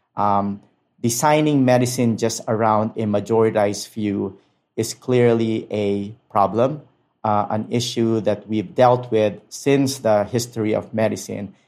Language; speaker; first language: English; non-native, local second language; Filipino